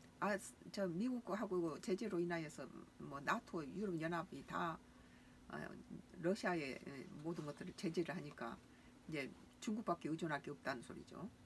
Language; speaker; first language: Korean; native; Korean